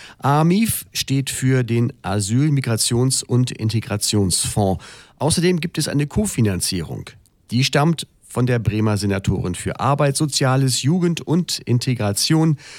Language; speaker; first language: German; native; German